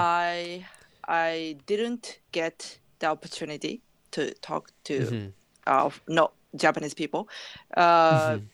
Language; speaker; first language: English; non-native, learner; Japanese